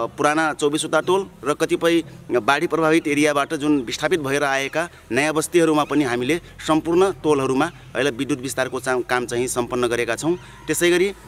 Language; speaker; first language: Nepali; non-native, local second language; Dangaura Tharu